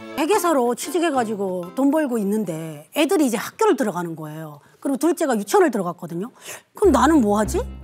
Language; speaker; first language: Korean; native; Korean